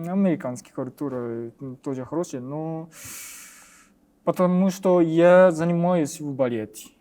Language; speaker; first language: Russian; non-native, learner; Japanese